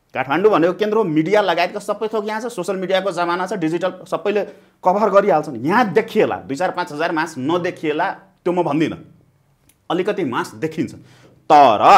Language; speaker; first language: Nepali; non-native, local second language; Maithili